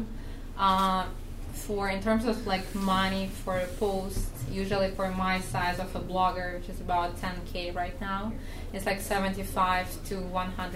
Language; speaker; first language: English; non-native, fluent; Russian